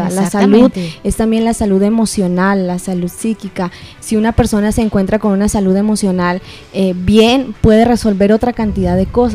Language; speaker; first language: Spanish; native; Spanish